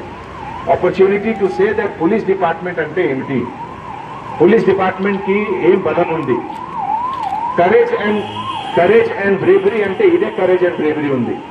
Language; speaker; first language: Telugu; non-native, local second language; Hindi